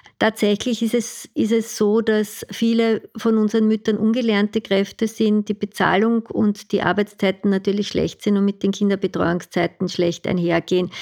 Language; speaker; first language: German; native; German